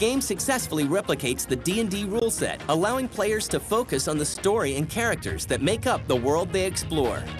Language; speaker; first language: English; native; English